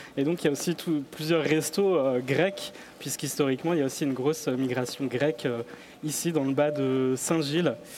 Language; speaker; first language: French; native; French